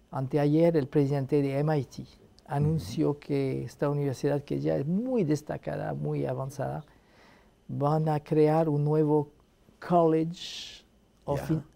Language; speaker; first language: Spanish; non-native, fluent; Arabic